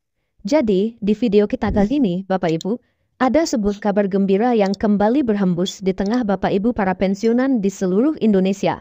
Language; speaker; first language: Indonesian; native; Indonesian